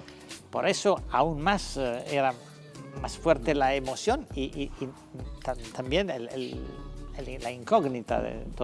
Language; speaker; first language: Spanish; non-native, fluent; Italian